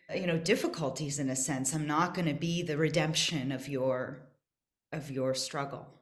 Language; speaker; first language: English; native; English